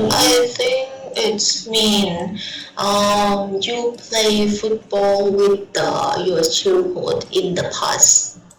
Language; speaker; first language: English; non-native, learner; Thai